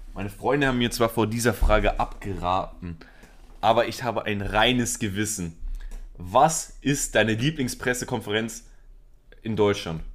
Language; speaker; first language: German; early bilingual, other home language; Spanish